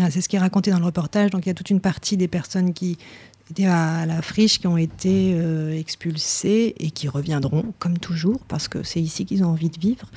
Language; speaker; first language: French; native; French